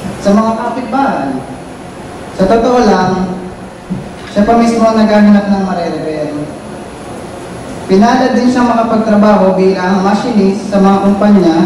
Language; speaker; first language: Filipino; native; Filipino